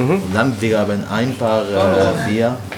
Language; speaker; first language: German; non-native, learner; Italian